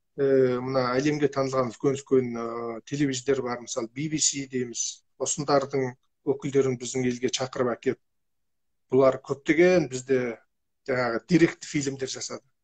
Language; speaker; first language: Kazakh; native; Kazakh